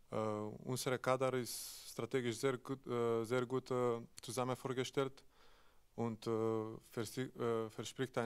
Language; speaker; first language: German; non-native, fluent; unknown